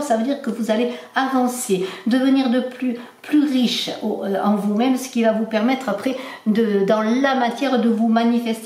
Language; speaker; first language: French; native; French